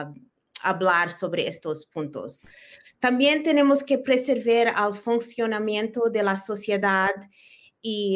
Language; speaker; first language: Spanish; early bilingual, heritage; Spanish